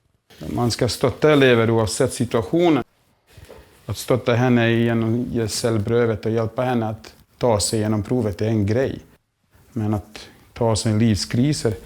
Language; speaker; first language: Swedish; non-native, fluent; Bosnian